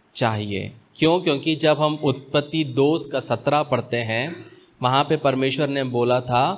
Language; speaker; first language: Hindi; native; Hindi